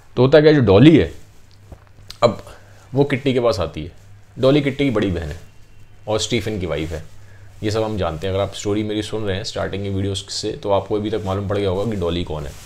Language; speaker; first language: Hindi; native; Hindi